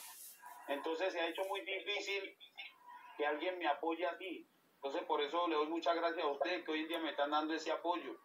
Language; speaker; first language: Spanish; native; Spanish